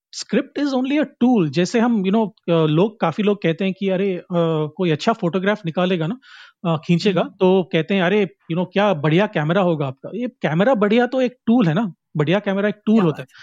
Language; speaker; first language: Hindi; non-native, local second language; Konkani